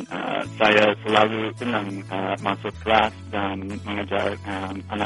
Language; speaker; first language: Indonesian; non-native, fluent; English